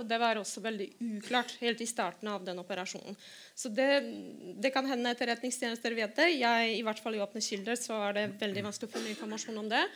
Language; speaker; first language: Norwegian; non-native, fluent; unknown